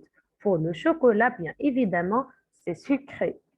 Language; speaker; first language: French; non-native, fluent; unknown